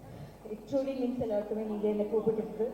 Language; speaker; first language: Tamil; non-native, learner; Malayalam